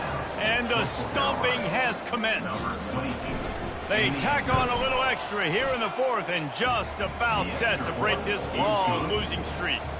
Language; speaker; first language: English; native; English